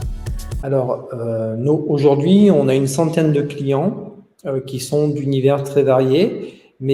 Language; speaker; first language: French; native; French